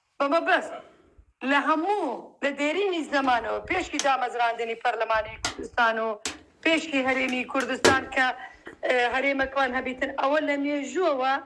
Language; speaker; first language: Central Kurdish; non-native, local second language; Turkish